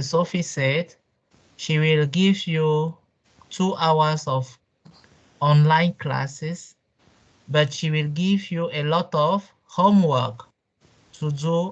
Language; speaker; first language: English; non-native, local second language; French